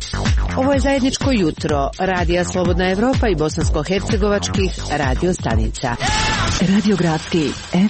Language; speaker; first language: Croatian; native; Croatian